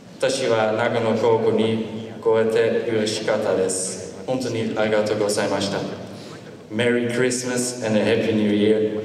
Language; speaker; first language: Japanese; non-native, learner; Dutch